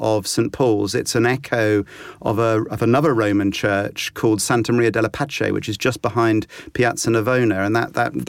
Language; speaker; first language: English; native; English